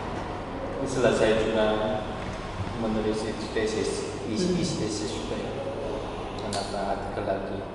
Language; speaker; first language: Indonesian; non-native, learner; Korean